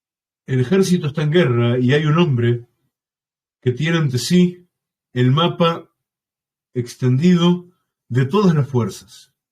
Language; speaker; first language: Spanish; native; Spanish